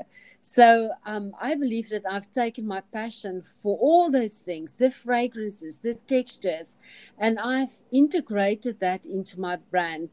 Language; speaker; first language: English; non-native, local second language; Afrikaans